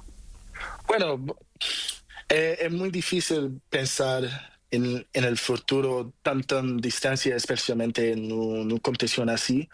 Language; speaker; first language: Spanish; non-native, learner; Portuguese